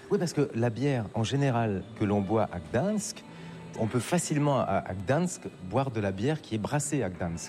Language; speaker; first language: French; native; French